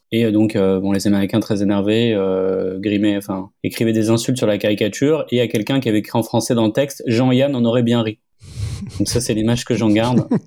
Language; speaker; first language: French; early bilingual, other home language; Arabic